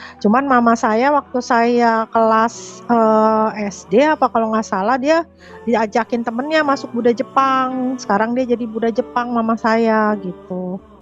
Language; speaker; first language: Indonesian; native; Indonesian